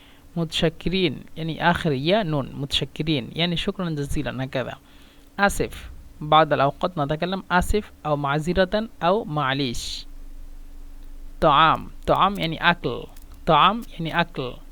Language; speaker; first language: Arabic; non-native, fluent; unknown